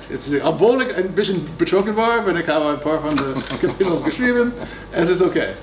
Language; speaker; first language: German; non-native, fluent; English